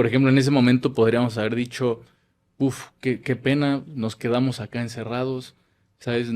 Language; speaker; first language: Spanish; native; Spanish